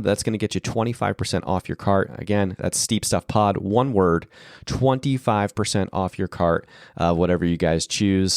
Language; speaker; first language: English; native; English